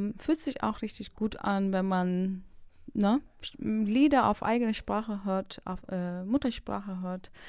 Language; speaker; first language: German; early bilingual, other home language; Turkish